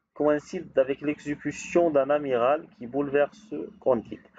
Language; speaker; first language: French; non-native, local second language; Arabic